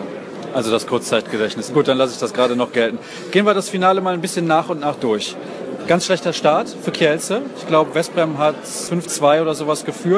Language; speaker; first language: German; native; German